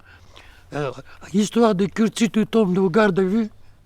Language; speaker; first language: French; non-native, learner; Kurdish